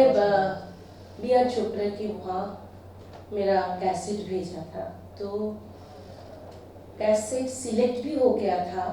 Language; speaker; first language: Hindi; non-native, local second language; Bangla